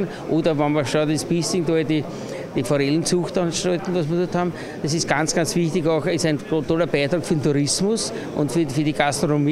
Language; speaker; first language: German; native; German